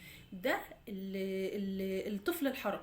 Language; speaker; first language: Arabic; native; Arabic